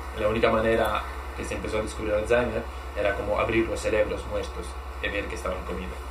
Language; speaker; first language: Spanish; non-native, fluent; Italian